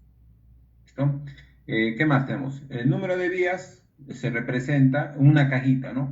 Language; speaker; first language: Spanish; native; Spanish